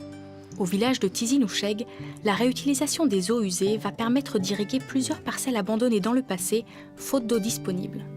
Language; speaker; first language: French; native; French